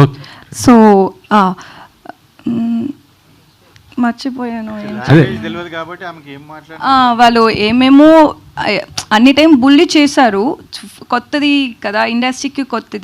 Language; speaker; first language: Telugu; non-native, learner; Tamil